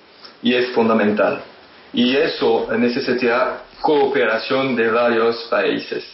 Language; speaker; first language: Spanish; non-native, fluent; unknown